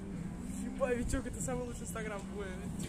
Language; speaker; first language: Russian; native; Russian